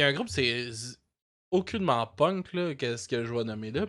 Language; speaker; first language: French; native; French